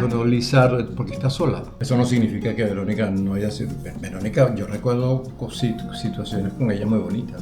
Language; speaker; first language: Spanish; native; Spanish